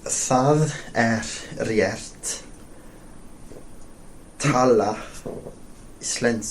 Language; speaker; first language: Icelandic; non-native, learner; English